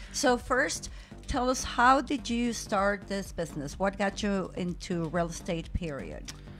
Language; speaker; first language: English; non-native, fluent; Spanish